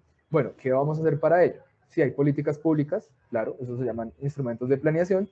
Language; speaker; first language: Spanish; native; Spanish